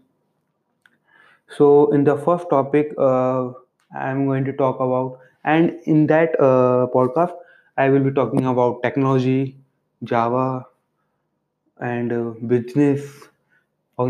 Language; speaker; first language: English; non-native, local second language; Hindi